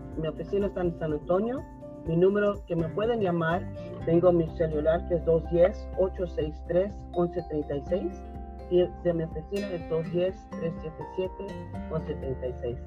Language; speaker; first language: Spanish; early bilingual, heritage; Spanish